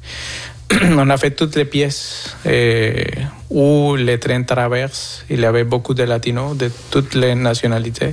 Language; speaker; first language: French; non-native, fluent; Spanish